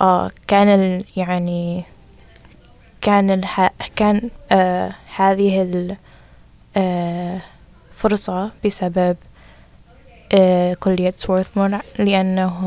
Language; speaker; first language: Arabic; non-native, learner; English